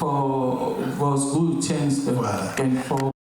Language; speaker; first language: Danish; non-native, learner; French